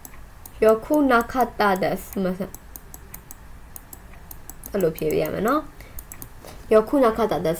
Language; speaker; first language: Japanese; non-native, fluent; Burmese